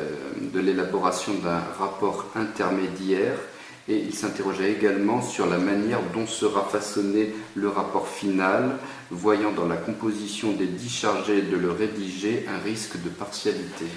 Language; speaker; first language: French; native; French